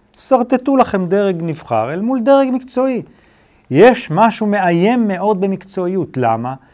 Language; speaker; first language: Hebrew; native; Hebrew